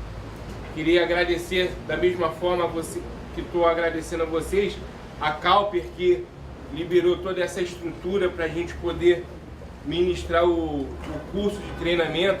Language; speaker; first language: Portuguese; native; Portuguese